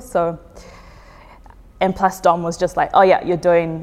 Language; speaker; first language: English; native; English